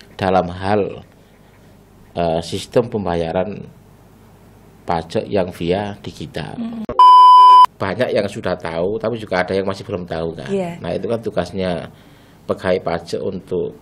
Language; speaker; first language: Indonesian; non-native, local second language; Javanese